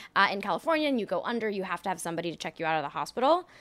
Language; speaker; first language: English; early bilingual, other home language; French